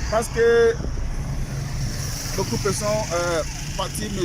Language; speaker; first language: French; non-native, learner; English